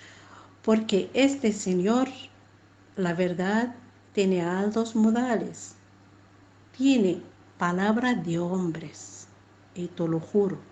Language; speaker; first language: Spanish; non-native, fluent; Arabic